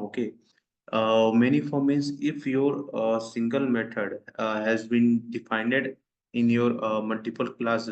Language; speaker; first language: English; non-native, local second language; Hindi